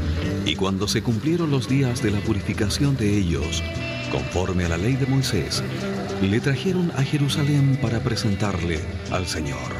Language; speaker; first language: Spanish; native; Spanish